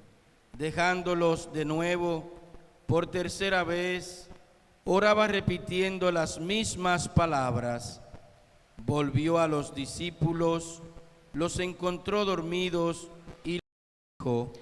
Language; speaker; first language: Spanish; native; Spanish